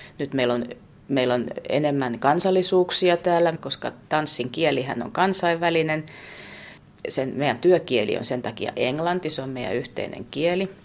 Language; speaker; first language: Finnish; native; Finnish